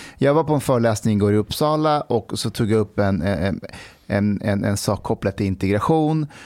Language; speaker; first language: Swedish; early bilingual, other home language; Persian